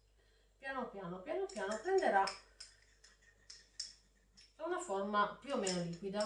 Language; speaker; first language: Italian; native; Italian